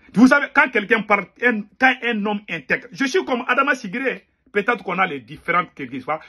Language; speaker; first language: French; non-native, local second language; Bambara